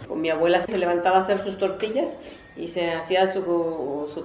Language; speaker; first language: Spanish; non-native, local second language; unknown